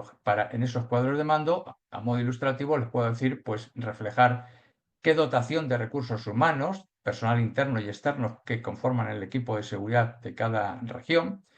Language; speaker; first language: Spanish; native; Spanish